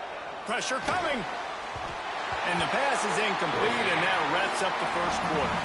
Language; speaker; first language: English; native; English